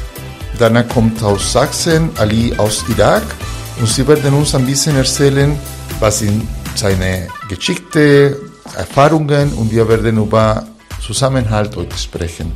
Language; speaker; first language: German; non-native, fluent; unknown